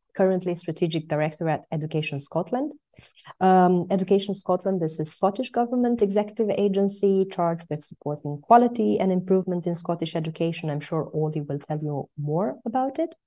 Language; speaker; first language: English; non-native, fluent; Romanian